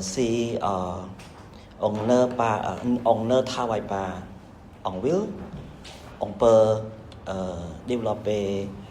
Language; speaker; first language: French; non-native, learner; Khmer